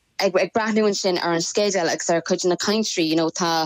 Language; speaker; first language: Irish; non-native, local second language; English